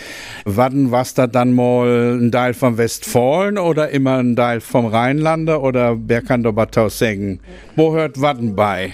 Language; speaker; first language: German; native; German